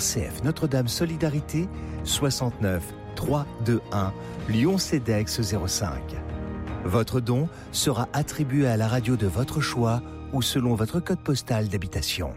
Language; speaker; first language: French; native; French